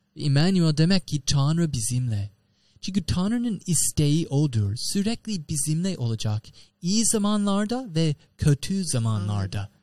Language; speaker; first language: Turkish; non-native, fluent; English